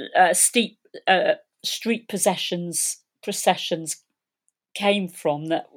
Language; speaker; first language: English; native; English